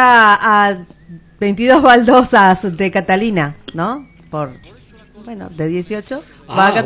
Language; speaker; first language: Spanish; native; Spanish